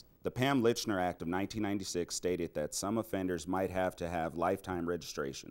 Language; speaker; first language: English; native; English